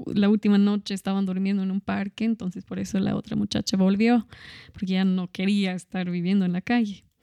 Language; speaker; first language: Spanish; non-native, fluent; English